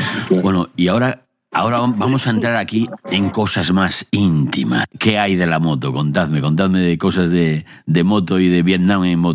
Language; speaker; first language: Spanish; native; Spanish